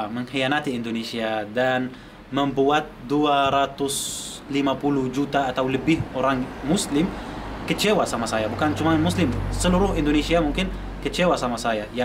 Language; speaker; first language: Indonesian; non-native, fluent; Arabic